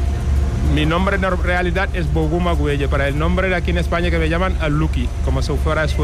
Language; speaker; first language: Spanish; non-native, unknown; Wolof